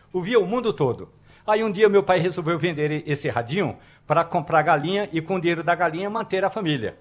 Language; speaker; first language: Portuguese; native; Portuguese